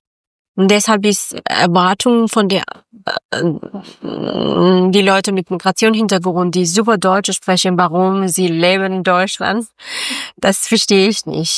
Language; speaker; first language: German; non-native, learner; Persian